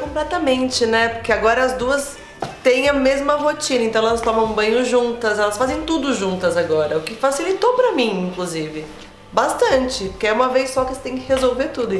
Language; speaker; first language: Portuguese; native; Portuguese